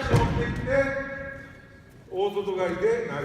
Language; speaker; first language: Japanese; native; Japanese